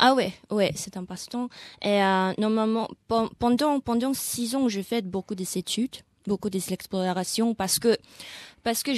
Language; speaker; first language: French; non-native, learner; Indonesian